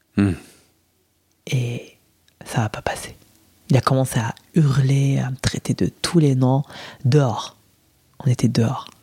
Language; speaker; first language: French; non-native, local second language; Arabic